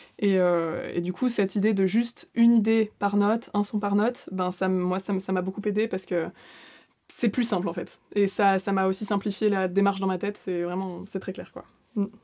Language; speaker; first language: French; native; French